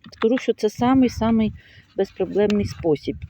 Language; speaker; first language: Ukrainian; native; Ukrainian